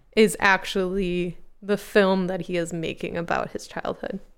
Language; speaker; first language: English; native; English